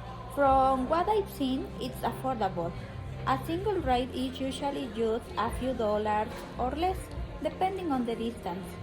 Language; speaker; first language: English; non-native, learner; Spanish